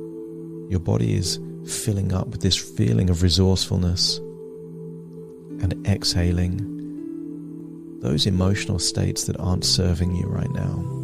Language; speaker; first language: English; native; English